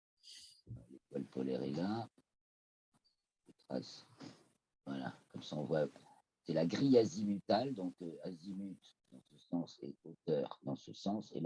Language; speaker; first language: French; native; French